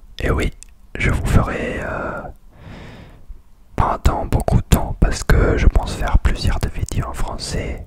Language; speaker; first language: French; non-native, learner; English